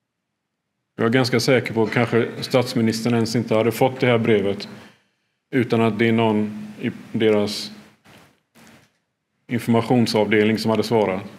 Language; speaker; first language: Swedish; early bilingual, other home language; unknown